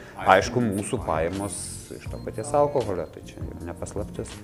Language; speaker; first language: Lithuanian; early bilingual, other home language; Armenian